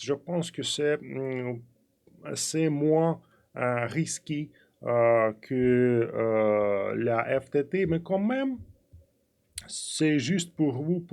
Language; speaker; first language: French; non-native, fluent; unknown